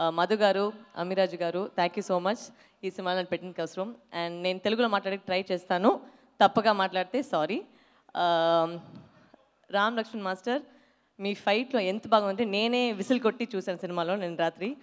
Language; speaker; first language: Telugu; non-native, fluent; Tamil